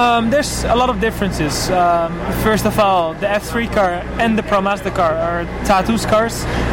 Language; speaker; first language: English; non-native, fluent; Dutch